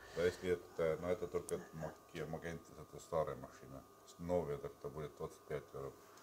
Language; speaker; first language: Russian; non-native, local second language; Estonian